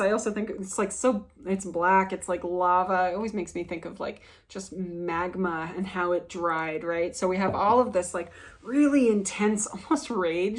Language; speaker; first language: English; native; English